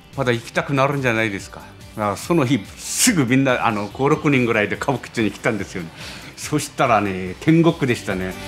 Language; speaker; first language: Japanese; non-native, fluent; Korean